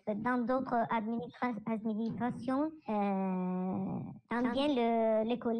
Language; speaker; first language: French; non-native, learner; Italian